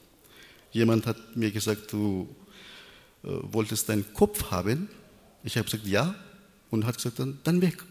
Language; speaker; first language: German; non-native, learner; Persian